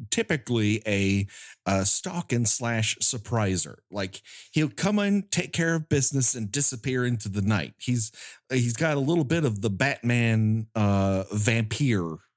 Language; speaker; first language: English; native; English